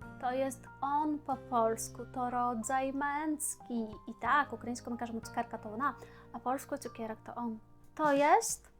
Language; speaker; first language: Polish; non-native, fluent; Ukrainian